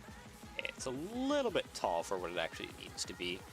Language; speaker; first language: English; native; English